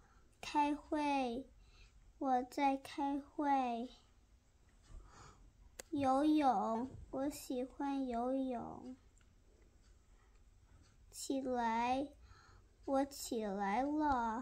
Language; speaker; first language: Chinese; early bilingual, heritage; Chinese